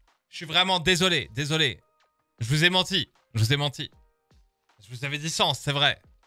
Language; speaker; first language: French; native; French